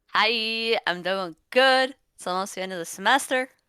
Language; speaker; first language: English; native; English